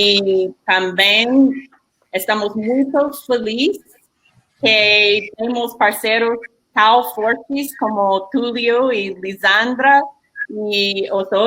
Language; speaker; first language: Portuguese; non-native, fluent; English